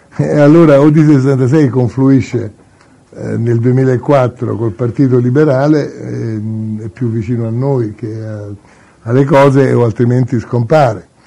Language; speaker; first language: Italian; native; Italian